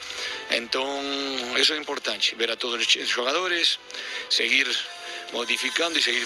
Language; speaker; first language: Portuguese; non-native, fluent; Spanish